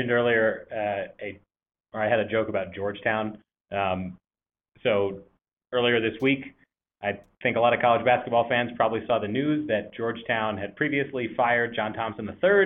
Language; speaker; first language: English; native; English